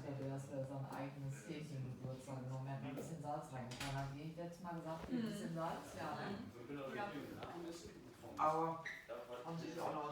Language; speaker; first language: German; native; German